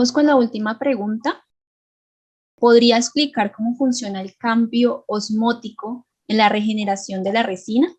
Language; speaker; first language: Spanish; native; Spanish